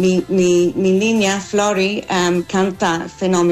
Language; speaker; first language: Spanish; non-native, fluent; English